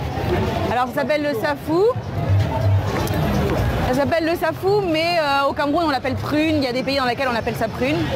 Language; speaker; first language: French; native; French